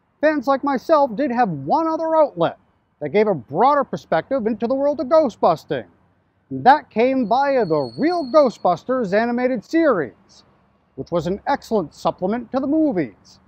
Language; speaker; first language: English; native; English